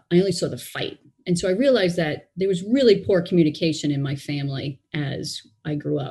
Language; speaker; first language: English; native; English